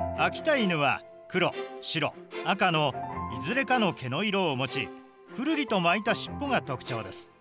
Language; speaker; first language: Japanese; non-native, fluent; English